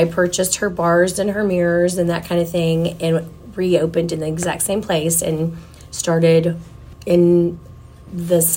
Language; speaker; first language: English; native; English